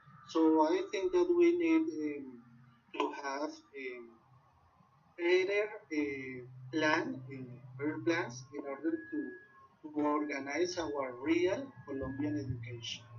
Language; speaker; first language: English; non-native, learner; Spanish